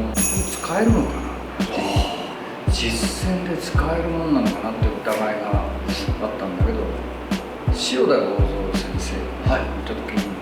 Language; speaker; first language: Japanese; native; Japanese